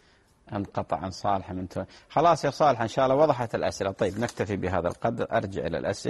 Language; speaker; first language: Arabic; native; Arabic